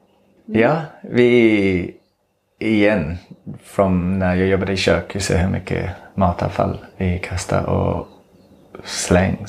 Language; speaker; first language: Swedish; non-native, fluent; English